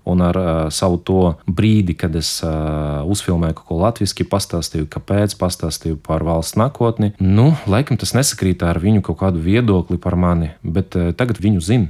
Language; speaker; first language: Latvian; non-native, local second language; Russian